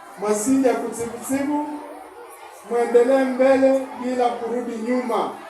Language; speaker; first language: Swahili; non-native, local second language; Nande